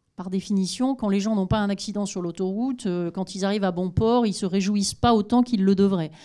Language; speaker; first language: French; native; French